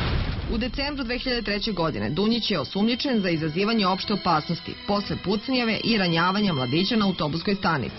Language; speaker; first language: Serbian; native; Serbian